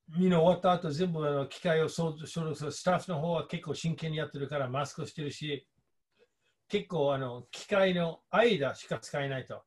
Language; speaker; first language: Japanese; non-native, fluent; English